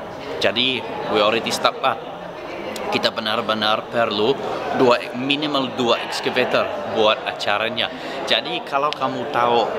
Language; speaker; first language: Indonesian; non-native, learner; English